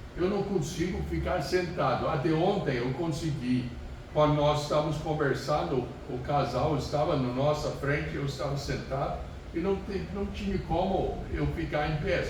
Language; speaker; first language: Portuguese; non-native, fluent; English